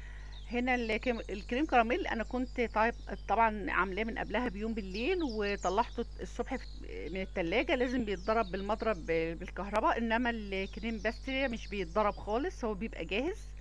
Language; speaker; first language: Arabic; native; Arabic